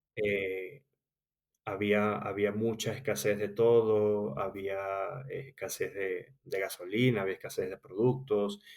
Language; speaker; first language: Spanish; native; Spanish